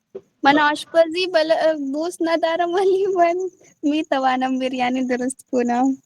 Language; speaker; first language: Persian; non-native, learner; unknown